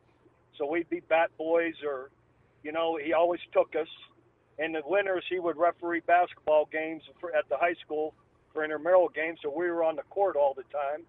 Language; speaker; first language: English; native; English